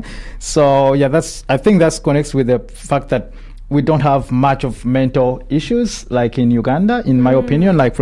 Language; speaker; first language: English; non-native, local second language; Ganda